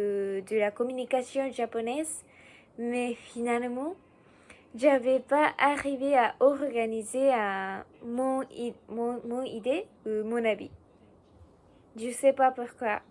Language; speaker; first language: French; non-native, learner; Japanese